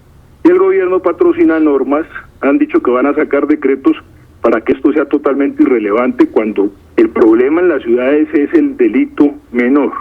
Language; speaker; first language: Spanish; native; Spanish